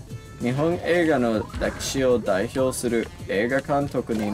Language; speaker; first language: Japanese; non-native, learner; English